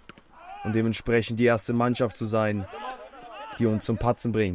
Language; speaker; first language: German; native; German